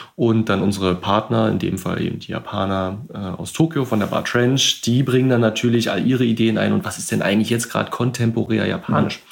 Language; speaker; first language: German; native; German